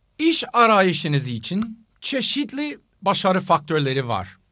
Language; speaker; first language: Turkish; non-native, fluent; English